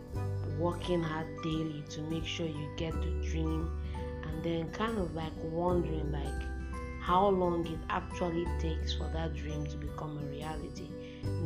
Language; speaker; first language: English; non-native, local second language; Igbo